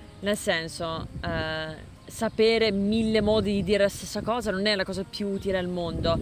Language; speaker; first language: Italian; non-native, fluent; English